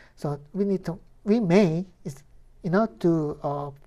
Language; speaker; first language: English; non-native, fluent; Korean